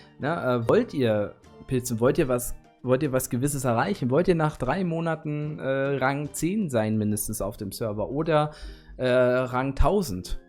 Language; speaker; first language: German; native; German